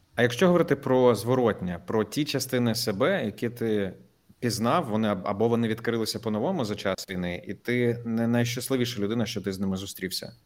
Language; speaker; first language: Ukrainian; native; Ukrainian